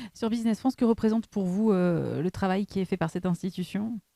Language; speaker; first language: French; native; French